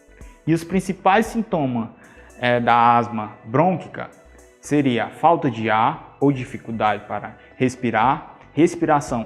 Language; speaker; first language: Portuguese; native; Portuguese